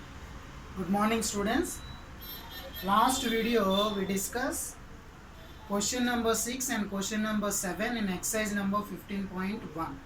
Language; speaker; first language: English; non-native, local second language; Telugu